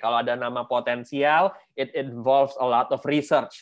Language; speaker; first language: English; non-native, fluent; Indonesian